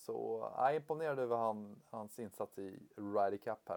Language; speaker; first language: Swedish; native; Swedish